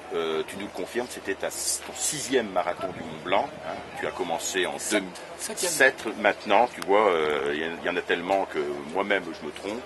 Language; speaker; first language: French; native; French